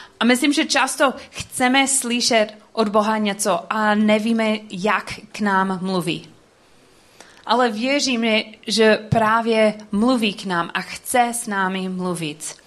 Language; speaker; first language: Czech; non-native, learner; English